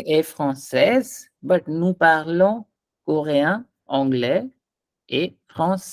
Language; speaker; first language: French; non-native, fluent; Hindi